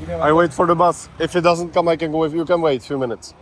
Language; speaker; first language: English; non-native, learner; Czech